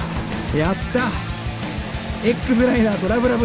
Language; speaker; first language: Japanese; native; Japanese